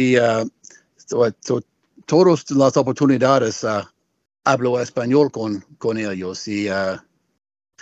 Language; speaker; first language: Spanish; non-native, learner; English